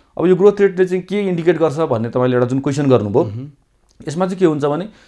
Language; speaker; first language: Nepali; native; Nepali